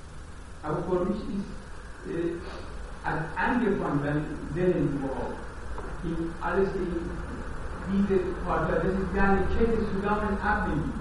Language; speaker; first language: German; non-native, learner; Persian